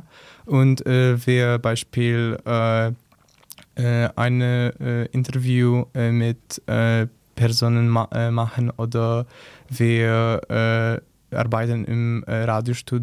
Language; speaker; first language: German; non-native, learner; Polish